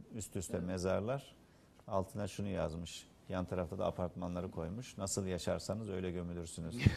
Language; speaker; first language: Turkish; native; Turkish